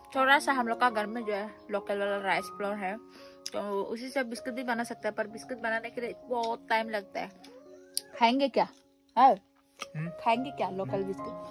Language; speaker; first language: Hindi; non-native, local second language; Chakma